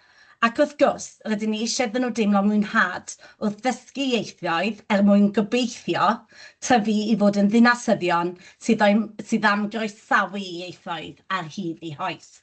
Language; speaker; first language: Welsh; native; Welsh